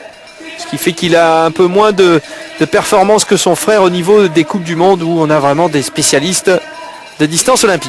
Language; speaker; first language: French; native; French